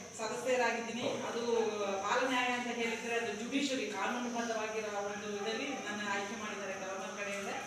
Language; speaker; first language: Kannada; non-native, fluent; Tamil